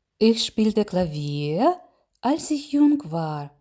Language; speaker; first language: German; non-native, fluent; Ukrainian